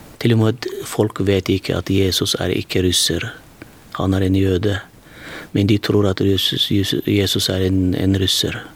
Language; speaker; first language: Norwegian; non-native, fluent; Turkmen